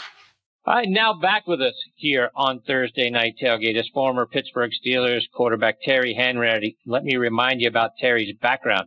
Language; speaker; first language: English; native; English